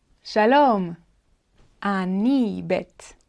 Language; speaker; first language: Hebrew; non-native, learner; Indonesian